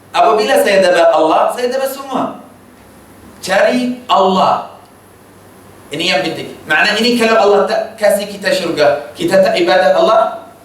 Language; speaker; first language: Malay; non-native, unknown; Arabic